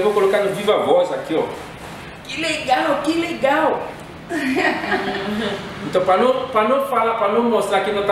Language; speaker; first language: Portuguese; non-native, fluent; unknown